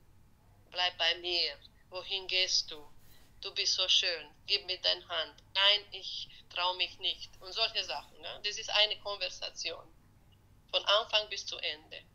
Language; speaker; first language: German; non-native, fluent; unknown